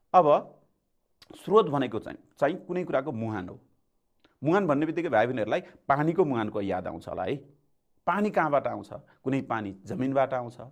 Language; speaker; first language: Nepali; native; Nepali